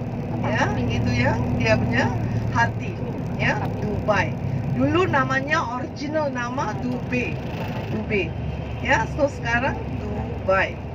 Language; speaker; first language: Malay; non-native, local second language; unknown